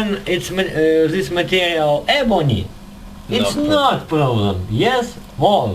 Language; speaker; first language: English; non-native, learner; Russian